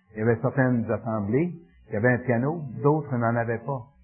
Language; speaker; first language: French; native; French